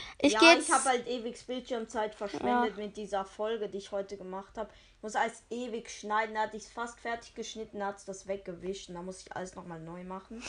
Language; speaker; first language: German; native; German